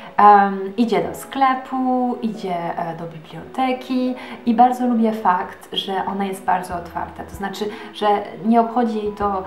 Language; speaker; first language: Polish; early bilingual, heritage; Polish